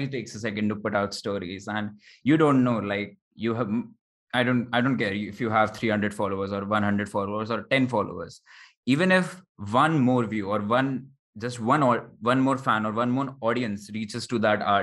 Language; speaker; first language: English; non-native, local second language; Hindi